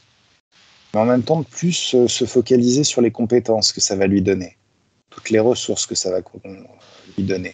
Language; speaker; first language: French; native; French